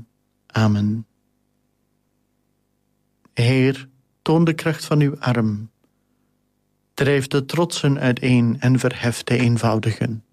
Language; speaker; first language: Dutch; native; Dutch